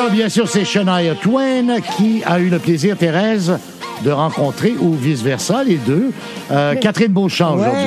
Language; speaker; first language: French; native; French